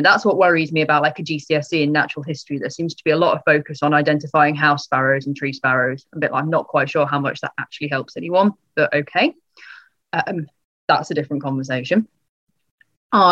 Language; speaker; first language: English; native; English